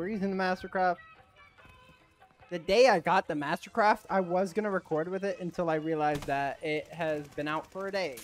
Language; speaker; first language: English; native; English